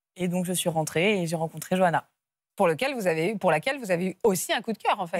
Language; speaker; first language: French; native; French